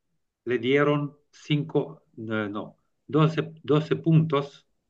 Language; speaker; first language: Spanish; non-native, learner; Italian